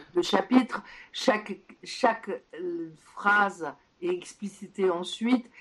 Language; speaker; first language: French; early bilingual, other home language; Polish